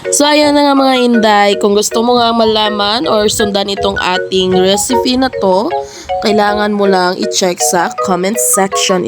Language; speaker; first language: Filipino; non-native, local second language; Cebuano